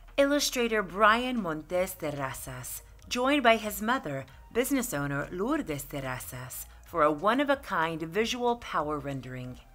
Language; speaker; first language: English; native; English